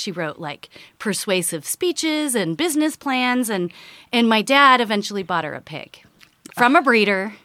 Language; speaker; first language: English; early bilingual, other home language; Dutch